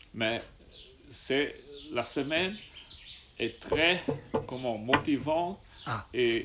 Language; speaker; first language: French; non-native, learner; Czech